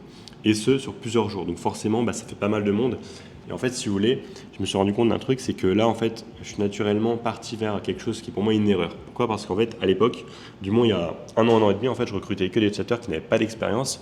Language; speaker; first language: French; native; French